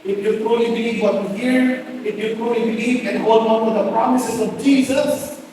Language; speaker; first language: English; non-native, local second language; Filipino